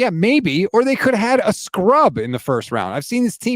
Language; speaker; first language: English; native; English